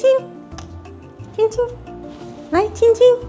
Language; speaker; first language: Chinese; native; Chinese